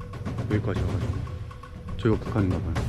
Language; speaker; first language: Korean; native; Korean